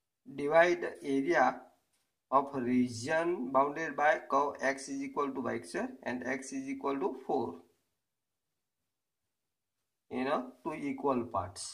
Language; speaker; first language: English; non-native, local second language; Gujarati